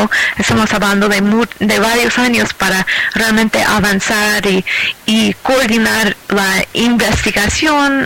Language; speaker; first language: Spanish; non-native, fluent; English